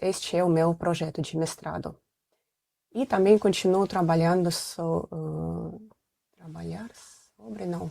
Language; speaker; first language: Portuguese; non-native, fluent; Russian